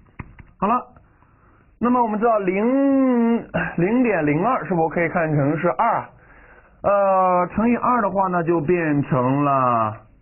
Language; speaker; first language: Chinese; native; Chinese